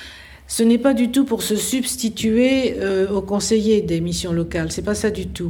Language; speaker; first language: French; native; French